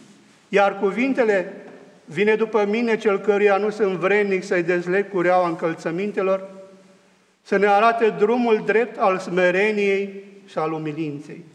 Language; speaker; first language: Romanian; native; Romanian